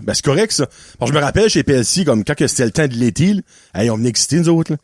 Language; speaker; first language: French; native; French